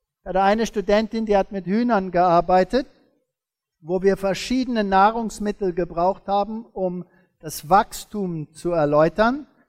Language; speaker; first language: German; early bilingual, heritage; German